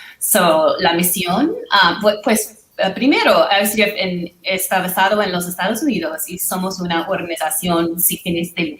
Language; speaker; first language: Spanish; non-native, learner; English